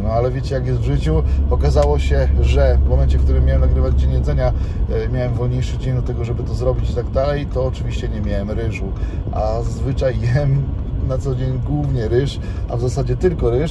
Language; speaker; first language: Polish; native; Polish